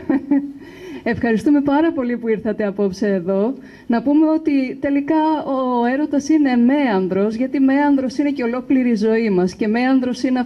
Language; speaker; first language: Greek; native; Greek